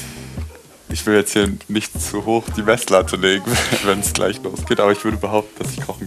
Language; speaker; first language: German; native; German